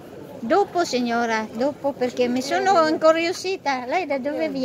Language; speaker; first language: Italian; non-native, fluent; Filipino